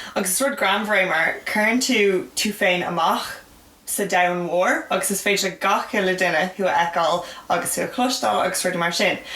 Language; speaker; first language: Irish; non-native, local second language; English